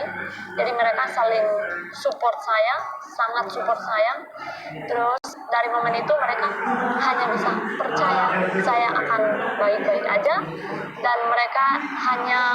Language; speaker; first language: Indonesian; non-native, fluent; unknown